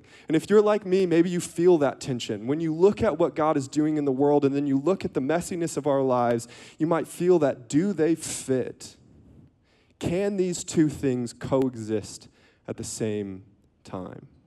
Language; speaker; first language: English; native; English